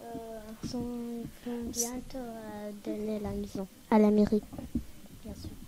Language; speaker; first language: French; early bilingual, other home language; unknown